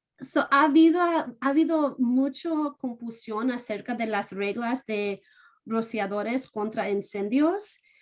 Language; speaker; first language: Spanish; non-native, fluent; English